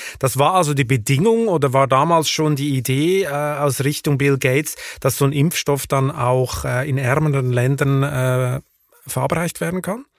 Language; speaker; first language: German; native; German